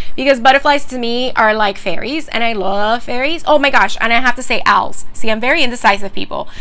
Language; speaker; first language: English; early bilingual, other home language; Spanish